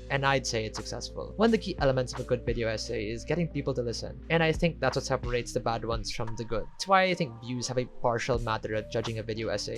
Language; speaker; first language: English; native; English